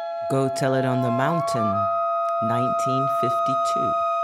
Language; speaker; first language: English; native; English